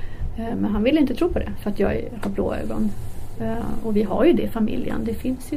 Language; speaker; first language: Swedish; early bilingual, other home language; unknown